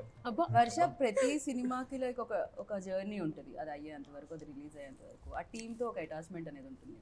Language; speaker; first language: Telugu; native; Telugu